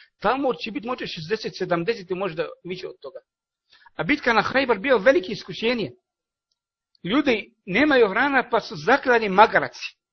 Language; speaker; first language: Bosnian; non-native, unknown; Arabic